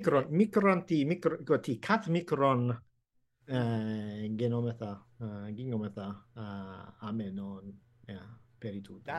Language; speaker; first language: Greek; non-native, fluent; English